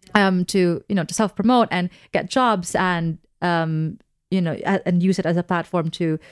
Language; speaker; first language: English; non-native, local second language; Filipino